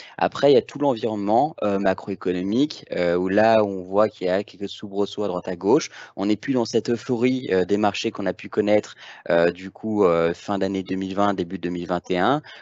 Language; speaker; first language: French; native; French